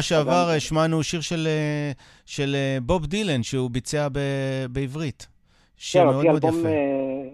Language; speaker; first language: Hebrew; native; Hebrew